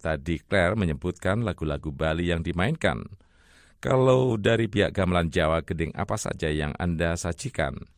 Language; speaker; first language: Indonesian; native; Indonesian